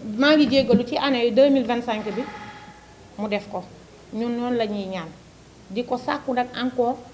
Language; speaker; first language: Wolof; non-native, fluent; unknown